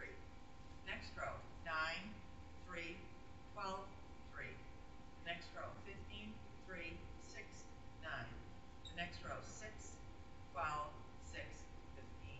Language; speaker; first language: English; native; English